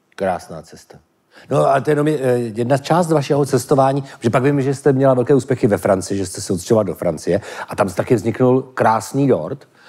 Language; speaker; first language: Czech; native; Czech